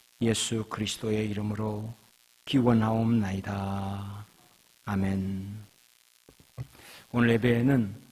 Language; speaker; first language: Korean; native; Korean